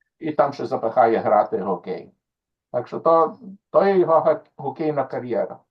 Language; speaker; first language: Ukrainian; early bilingual, heritage; Ukrainian